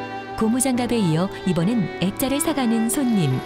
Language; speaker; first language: Korean; native; Korean